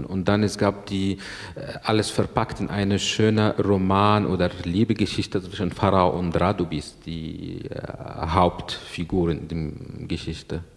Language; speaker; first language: German; non-native, learner; Arabic